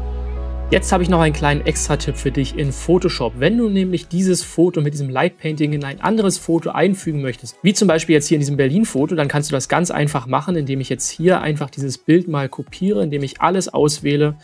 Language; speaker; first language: German; native; German